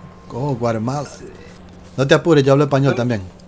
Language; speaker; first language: Spanish; early bilingual, heritage; Spanish